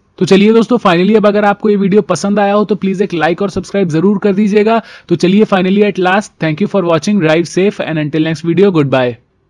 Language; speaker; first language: Hindi; native; Hindi